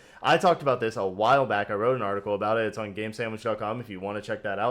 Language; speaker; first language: English; native; English